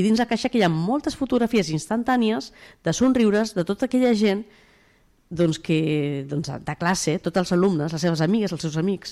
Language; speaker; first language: Catalan; native; Catalan